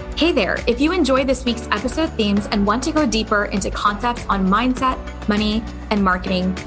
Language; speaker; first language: English; native; English